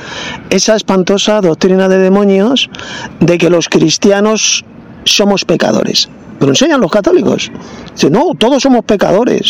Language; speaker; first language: Spanish; native; Spanish